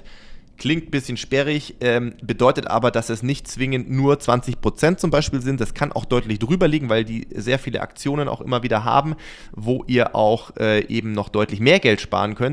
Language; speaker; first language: German; native; German